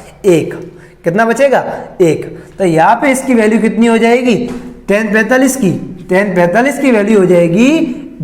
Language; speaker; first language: Hindi; native; Hindi